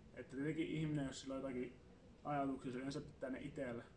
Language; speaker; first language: Finnish; early bilingual, other home language; Assyrian Neo-Aramaic